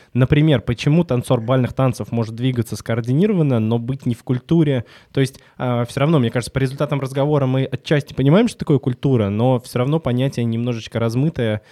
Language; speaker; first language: Russian; native; Russian